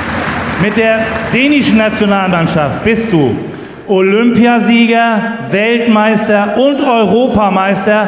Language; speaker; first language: German; native; German